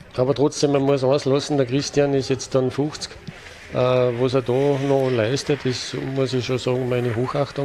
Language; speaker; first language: German; native; German